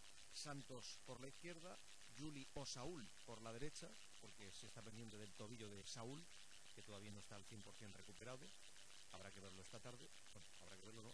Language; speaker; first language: Spanish; native; Spanish